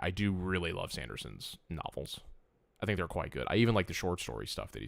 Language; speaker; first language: English; native; English